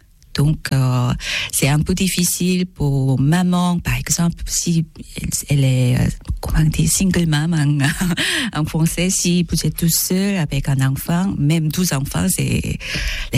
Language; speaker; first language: French; non-native, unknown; Korean